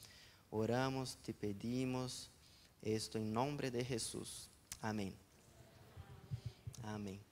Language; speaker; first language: Spanish; non-native, fluent; Portuguese